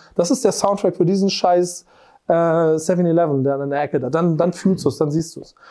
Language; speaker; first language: German; native; German